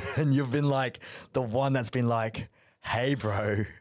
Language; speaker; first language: English; early bilingual, other home language; Malay